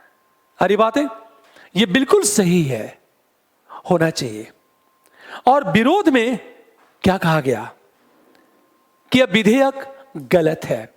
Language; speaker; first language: Hindi; native; Hindi